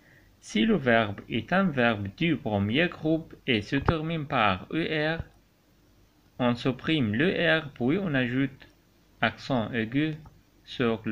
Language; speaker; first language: French; non-native, fluent; Arabic